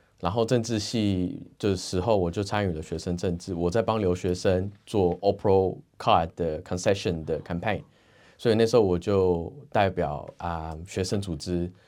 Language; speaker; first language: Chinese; native; Chinese